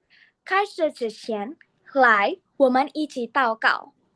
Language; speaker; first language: Chinese; non-native, learner; Indonesian